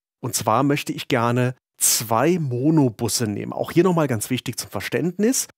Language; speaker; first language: German; native; German